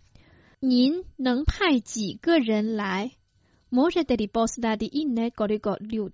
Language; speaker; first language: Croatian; non-native, fluent; Chinese